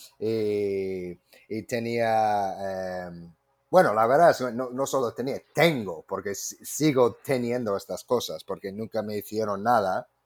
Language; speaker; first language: Spanish; non-native, fluent; English